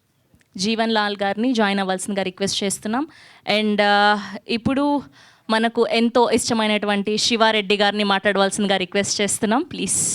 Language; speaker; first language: Telugu; native; Telugu